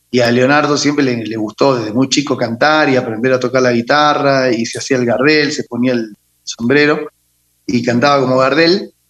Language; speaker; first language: Spanish; native; Spanish